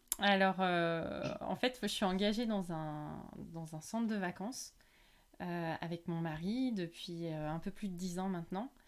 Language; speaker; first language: French; native; French